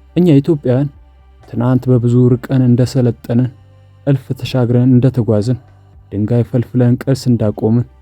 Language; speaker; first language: Amharic; native; Amharic